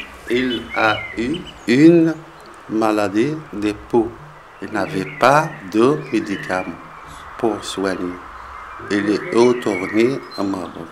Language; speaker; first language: French; non-native, learner; Arabic